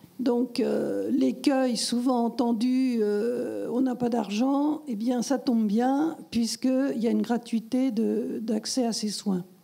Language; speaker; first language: French; native; French